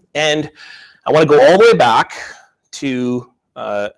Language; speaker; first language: English; native; English